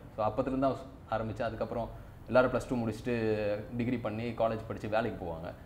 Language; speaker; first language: Tamil; native; Tamil